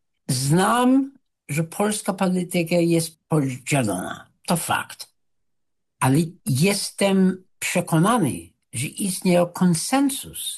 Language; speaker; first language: Polish; non-native, fluent; English